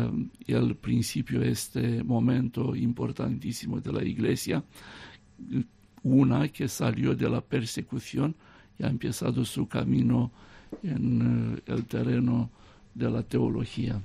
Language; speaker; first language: Spanish; non-native, fluent; Romanian